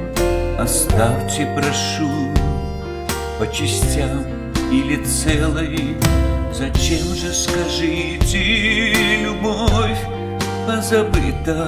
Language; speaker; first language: Russian; native; Russian